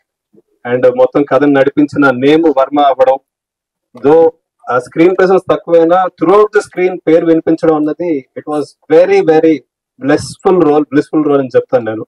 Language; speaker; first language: Telugu; native; Telugu